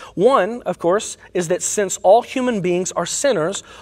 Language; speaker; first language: English; native; English